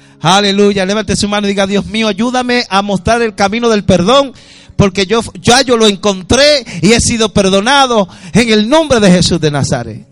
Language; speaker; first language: Spanish; native; Spanish